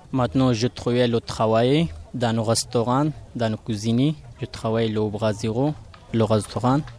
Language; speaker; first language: French; non-native, learner; Pashto